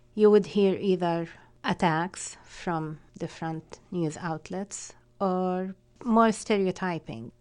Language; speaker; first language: English; non-native, fluent; Arabic